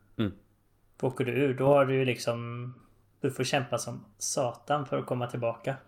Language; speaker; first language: Swedish; native; Swedish